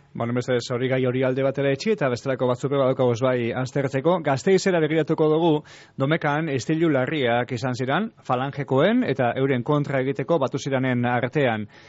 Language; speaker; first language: Basque; native; Basque